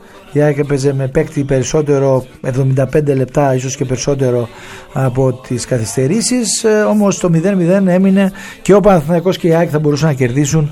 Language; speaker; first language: Greek; native; Greek